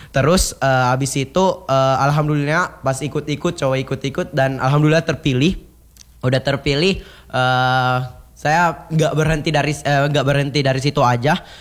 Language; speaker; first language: Indonesian; native; Indonesian